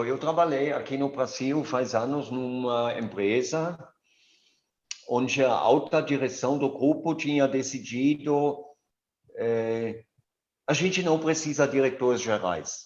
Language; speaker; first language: Portuguese; non-native, fluent; German